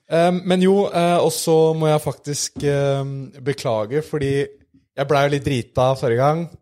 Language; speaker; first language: Norwegian; native; Norwegian